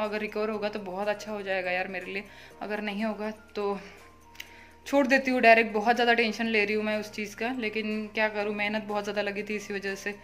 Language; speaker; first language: Hindi; native; Hindi